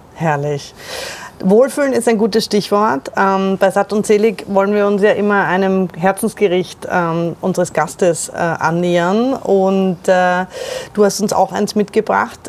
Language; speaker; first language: German; native; German